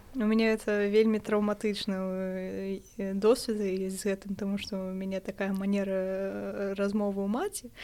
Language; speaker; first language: Belarusian; non-native, local second language; Russian